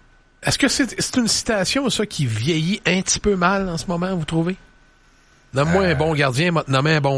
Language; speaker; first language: French; native; French